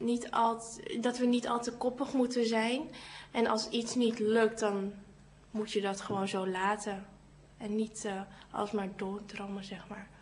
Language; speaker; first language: Dutch; early bilingual, other home language; Cantonese